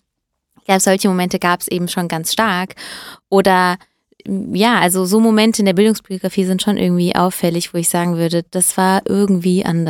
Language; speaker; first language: German; early bilingual, other home language; Italian